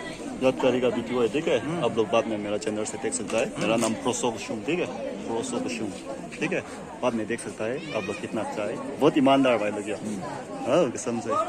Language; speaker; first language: Hindi; non-native, local second language; Tangkhul Naga (India)